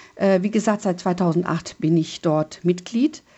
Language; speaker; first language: German; native; German